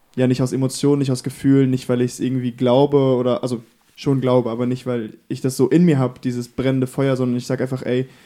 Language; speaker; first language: German; native; German